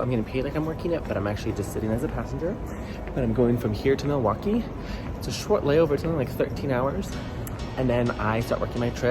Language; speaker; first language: English; native; English